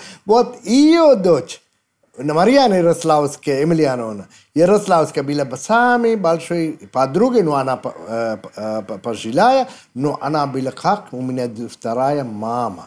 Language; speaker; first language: Russian; non-native, fluent; Sinhala